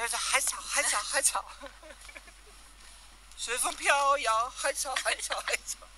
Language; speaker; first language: Chinese; native; Chinese